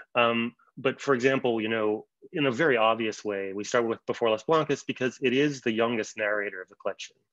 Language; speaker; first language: English; native; English